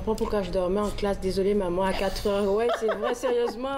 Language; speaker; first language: French; native; French